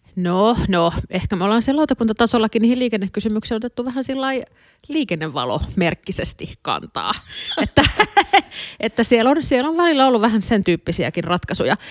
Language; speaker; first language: Finnish; native; Finnish